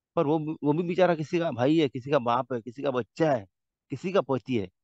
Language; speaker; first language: Hindi; non-native, local second language; Marathi